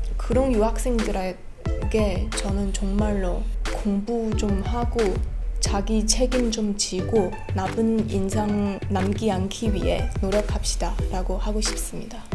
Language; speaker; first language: Korean; non-native, learner; Chinese